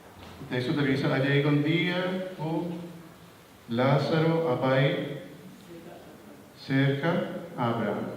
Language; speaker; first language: Spanish; non-native, learner; Papiamento